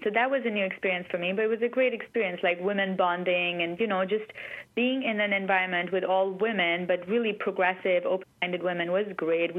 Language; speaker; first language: English; non-native, local second language; Urdu